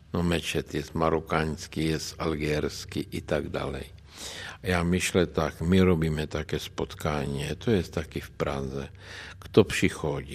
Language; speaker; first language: Polish; non-native, learner; Czech